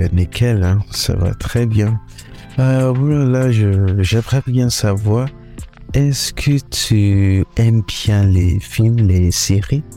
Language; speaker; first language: French; non-native, learner; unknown